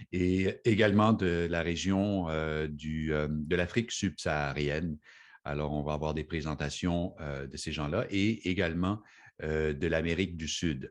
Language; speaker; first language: French; native; French